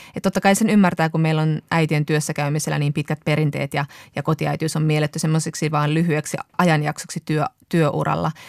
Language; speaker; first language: Finnish; native; Finnish